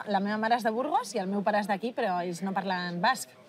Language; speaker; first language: Catalan; non-native, fluent; Spanish